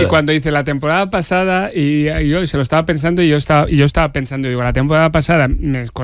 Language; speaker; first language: Spanish; native; Spanish